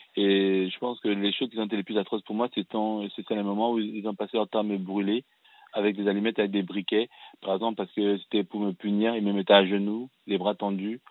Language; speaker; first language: French; early bilingual, other home language; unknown